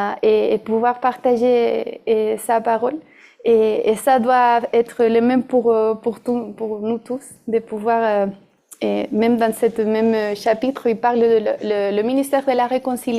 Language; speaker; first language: French; non-native, fluent; Spanish